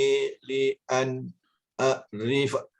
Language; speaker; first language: Arabic; non-native, learner; Indonesian